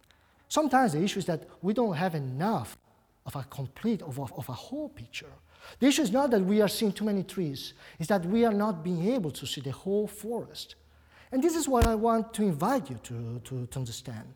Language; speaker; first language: English; non-native, fluent; Portuguese